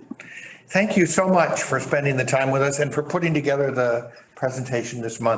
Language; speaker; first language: English; native; English